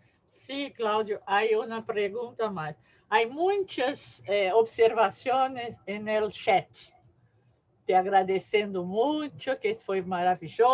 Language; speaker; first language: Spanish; non-native, learner; Portuguese